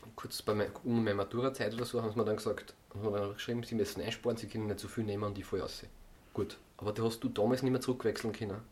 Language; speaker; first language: German; native; German